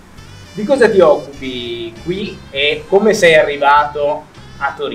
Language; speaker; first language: Italian; native; Italian